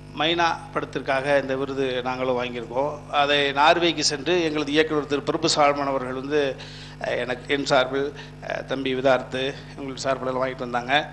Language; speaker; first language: Tamil; native; Tamil